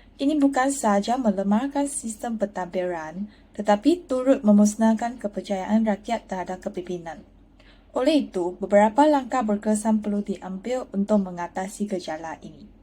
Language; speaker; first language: Malay; non-native, local second language; Chinese